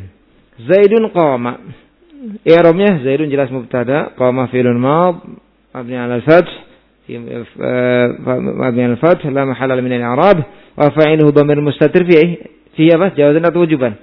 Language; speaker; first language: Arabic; non-native, fluent; Indonesian